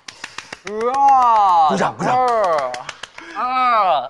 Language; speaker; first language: Chinese; native; Chinese